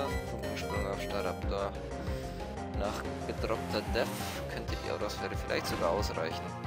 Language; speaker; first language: German; native; German